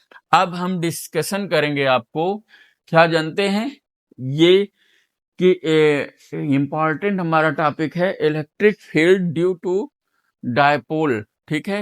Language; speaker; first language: Hindi; native; Hindi